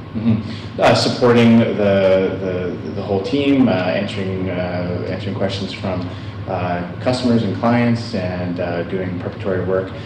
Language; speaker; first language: English; native; English